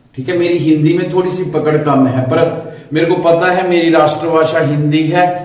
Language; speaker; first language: Hindi; non-native, local second language; Punjabi